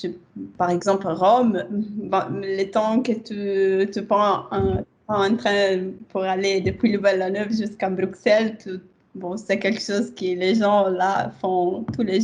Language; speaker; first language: French; non-native, fluent; Italian